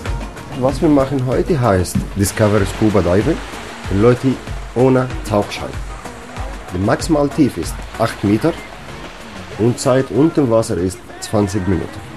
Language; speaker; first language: German; non-native, learner; Arabic